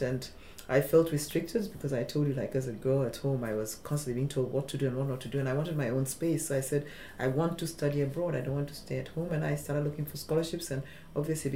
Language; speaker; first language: English; non-native, local second language; Luo (Kenya and Tanzania)